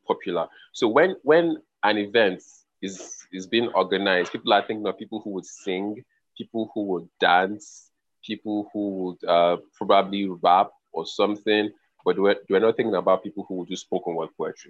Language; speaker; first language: English; non-native, local second language; Igbo